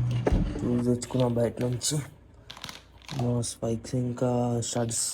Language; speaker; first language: Telugu; native; Telugu